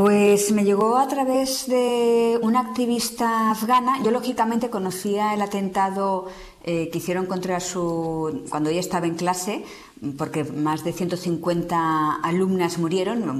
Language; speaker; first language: Spanish; native; Spanish